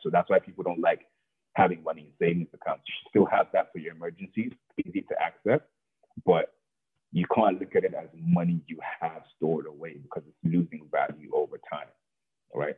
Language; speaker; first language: English; non-native, local second language; Yoruba